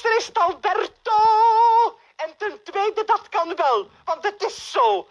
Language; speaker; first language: Dutch; native; Dutch